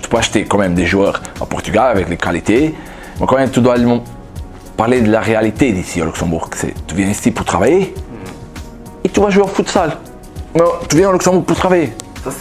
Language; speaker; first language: French; non-native, fluent; Portuguese